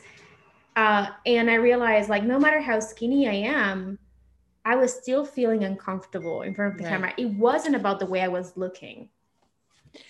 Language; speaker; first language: English; non-native, fluent; Spanish